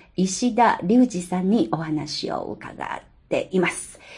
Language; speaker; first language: Japanese; non-native, fluent; Chinese